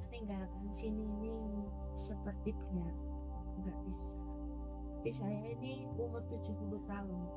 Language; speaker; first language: Indonesian; non-native, local second language; Javanese